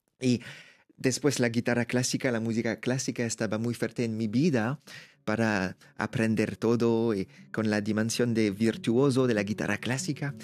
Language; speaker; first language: Spanish; non-native, learner; French